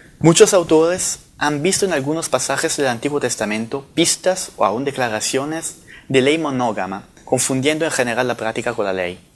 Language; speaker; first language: Spanish; non-native, fluent; Italian